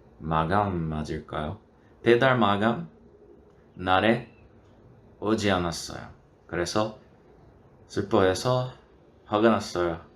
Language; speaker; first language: Korean; non-native, learner; Portuguese